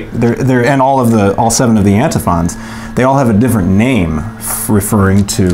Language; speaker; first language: English; native; English